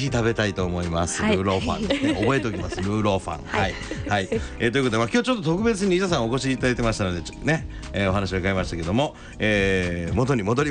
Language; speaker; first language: Japanese; native; Japanese